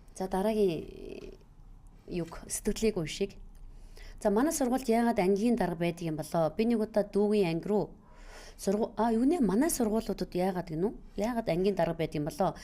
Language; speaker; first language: Mongolian; native; Mongolian